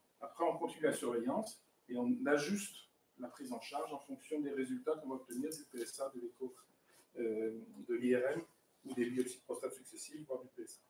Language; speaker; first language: French; native; French